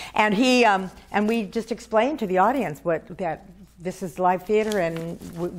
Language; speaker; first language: English; native; English